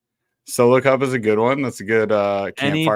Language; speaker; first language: English; native; English